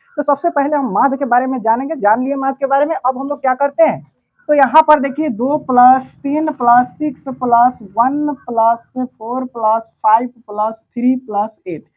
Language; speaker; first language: Hindi; native; Hindi